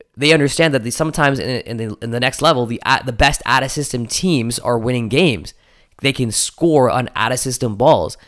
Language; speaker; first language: English; native; English